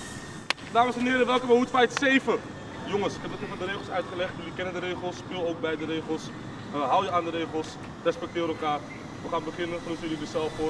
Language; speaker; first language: Dutch; native; Dutch